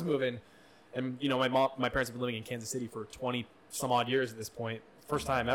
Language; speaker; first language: English; native; English